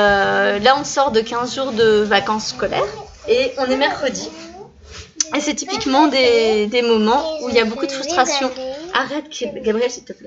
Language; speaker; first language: French; native; French